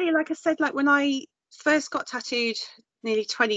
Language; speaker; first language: English; native; English